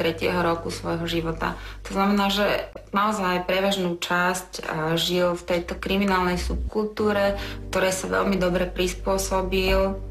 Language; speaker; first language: Slovak; native; Slovak